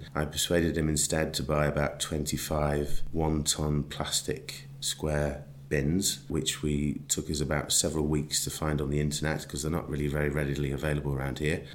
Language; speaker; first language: English; native; English